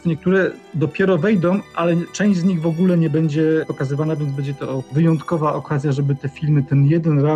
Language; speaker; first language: Polish; native; Polish